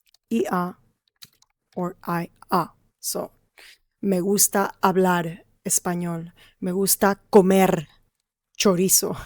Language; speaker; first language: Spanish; non-native, fluent; English